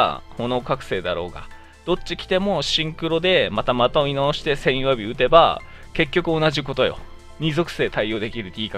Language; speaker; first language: Japanese; native; Japanese